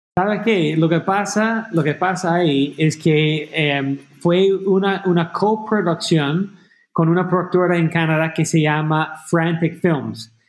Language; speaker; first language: Spanish; non-native, fluent; English